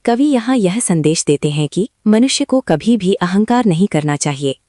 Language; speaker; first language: Hindi; non-native, local second language; Malayalam